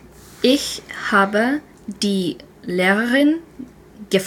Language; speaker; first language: German; non-native, learner; English